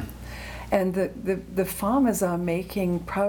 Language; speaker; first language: English; native; English